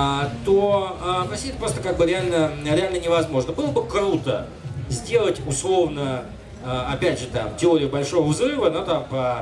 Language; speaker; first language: Russian; native; Russian